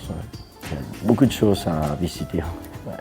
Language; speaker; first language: French; non-native, fluent; Cantonese